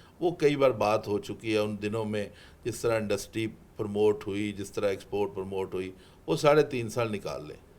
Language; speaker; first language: Urdu; non-native, local second language; Punjabi